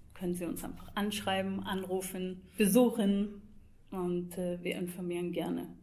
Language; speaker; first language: German; non-native, fluent; English